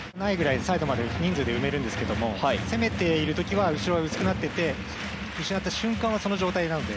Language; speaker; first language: Japanese; native; Japanese